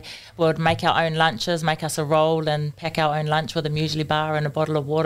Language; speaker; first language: English; native; English